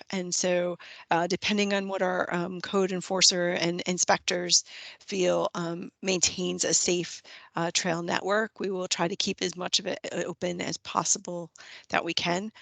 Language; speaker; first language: English; native; English